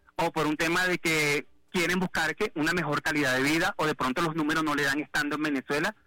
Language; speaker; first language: Spanish; native; Spanish